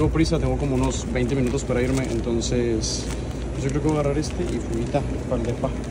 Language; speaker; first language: Spanish; native; Spanish